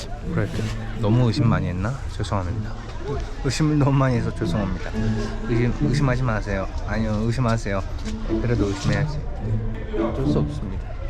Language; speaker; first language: Korean; native; Korean